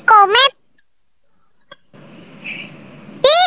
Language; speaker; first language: Vietnamese; non-native, learner; Indonesian